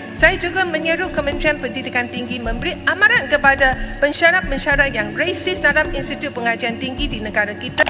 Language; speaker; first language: Malay; non-native, local second language; Chinese